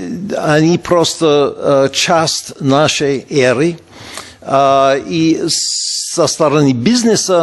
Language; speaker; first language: Russian; non-native, fluent; English